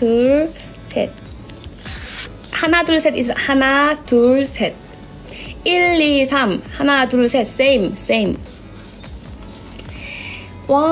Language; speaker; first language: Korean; non-native, learner; Thai